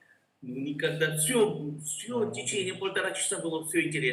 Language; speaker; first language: Russian; non-native, learner; Korean